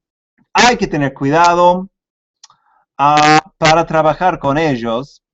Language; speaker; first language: Spanish; non-native, fluent; English